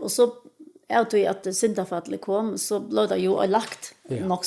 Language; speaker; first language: Danish; non-native, local second language; Faroese